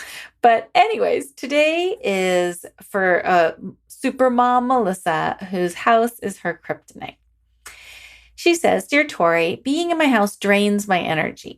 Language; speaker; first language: English; native; English